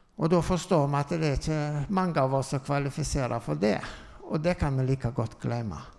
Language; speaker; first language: Norwegian; native; Norwegian